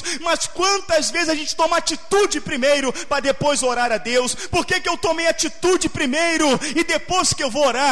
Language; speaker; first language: Portuguese; native; Portuguese